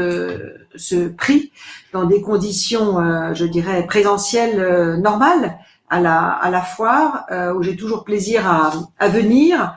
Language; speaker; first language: French; native; French